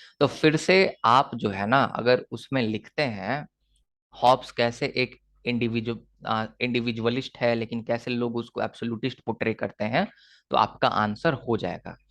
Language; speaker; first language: Hindi; native; Hindi